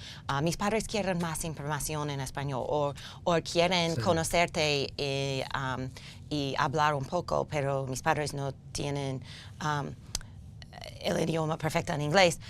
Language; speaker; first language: Spanish; non-native, learner; English